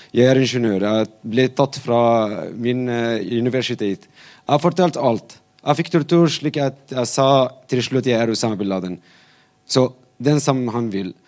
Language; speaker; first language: Norwegian; non-native, fluent; Arabic